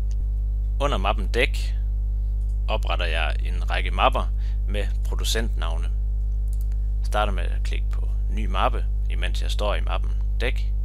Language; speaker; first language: Danish; native; Danish